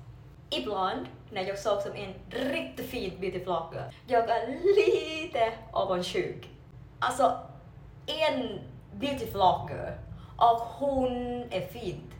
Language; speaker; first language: Swedish; non-native, learner; Vietnamese